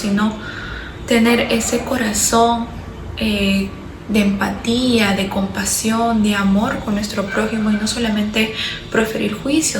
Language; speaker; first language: Spanish; native; Spanish